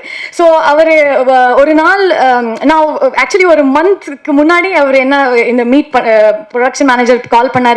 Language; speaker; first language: Tamil; non-native, learner; Kannada